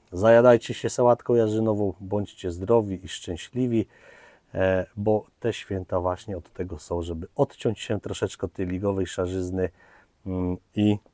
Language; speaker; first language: Polish; native; Polish